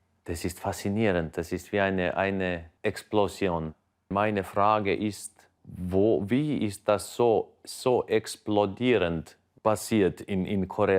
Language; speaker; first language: German; non-native, fluent; Finnish